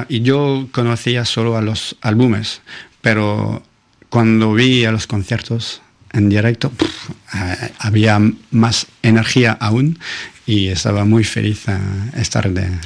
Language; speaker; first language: Spanish; non-native, fluent; French